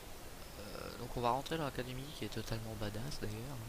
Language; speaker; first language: French; native; French